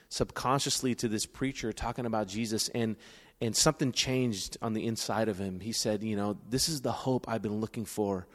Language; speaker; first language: English; native; English